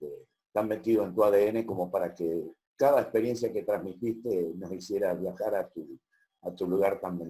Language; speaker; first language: Spanish; native; Spanish